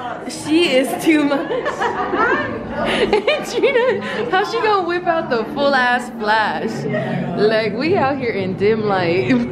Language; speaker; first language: English; early bilingual, other home language; Spanish